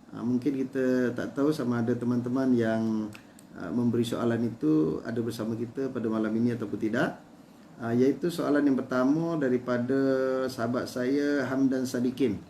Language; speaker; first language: Malay; native; Malay